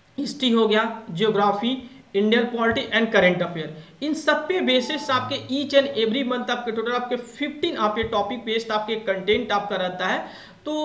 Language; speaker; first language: Hindi; native; Hindi